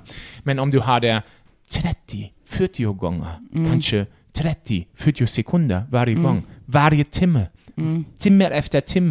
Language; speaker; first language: Swedish; non-native, fluent; German